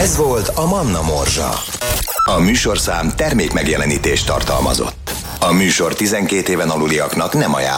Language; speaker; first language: Hungarian; native; Hungarian